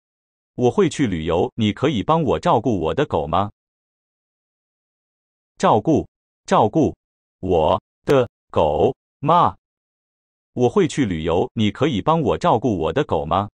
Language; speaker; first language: Chinese; non-native, learner; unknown